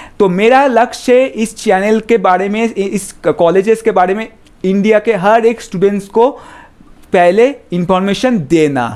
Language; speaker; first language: Hindi; non-native, local second language; Bangla